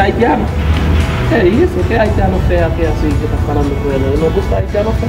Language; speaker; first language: Portuguese; non-native, learner; Haitian Creole